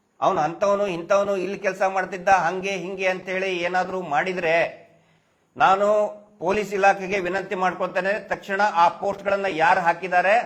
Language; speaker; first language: Kannada; native; Kannada